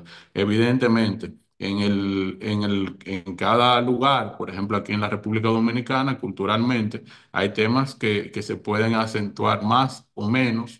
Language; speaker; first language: Spanish; native; Spanish